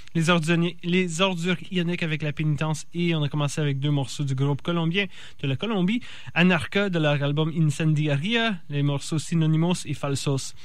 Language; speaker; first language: French; native; French